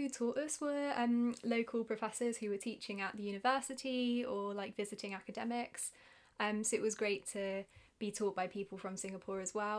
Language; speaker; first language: English; native; English